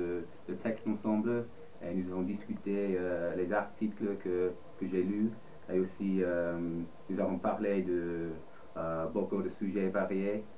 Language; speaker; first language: French; non-native, fluent; English